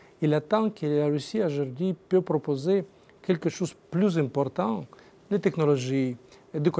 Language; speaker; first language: French; non-native, learner; Russian